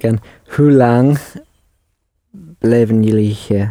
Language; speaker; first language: Dutch; non-native, learner; English